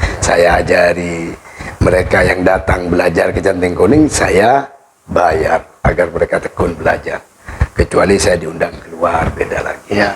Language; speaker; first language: Indonesian; non-native, local second language; Madurese